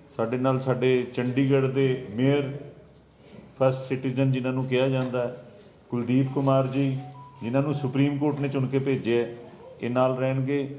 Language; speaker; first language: Hindi; non-native, local second language; Punjabi